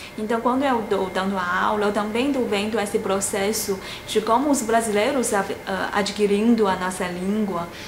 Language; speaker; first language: Portuguese; non-native, fluent; Chinese